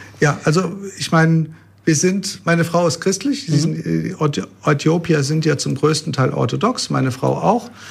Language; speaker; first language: German; native; German